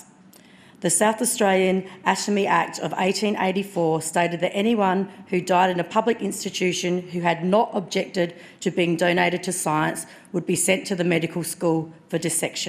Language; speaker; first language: English; native; English